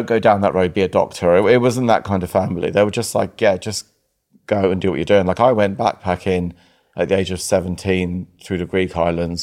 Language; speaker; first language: English; native; English